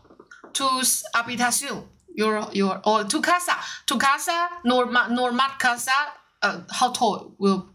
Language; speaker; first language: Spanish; non-native, learner; Chinese